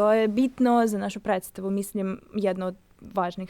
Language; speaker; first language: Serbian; non-native, fluent; Russian